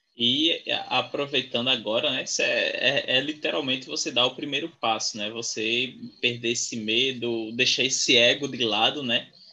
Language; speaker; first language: Portuguese; native; Portuguese